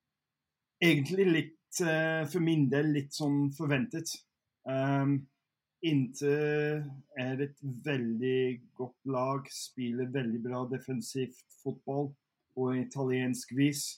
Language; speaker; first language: Norwegian; non-native, fluent; English